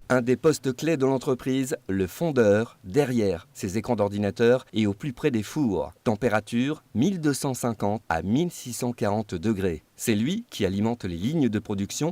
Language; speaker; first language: French; native; French